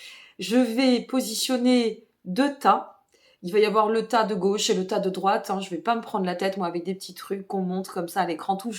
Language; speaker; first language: French; native; French